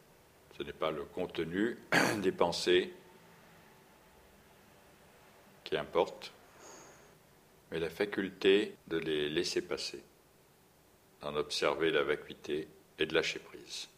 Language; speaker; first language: French; native; French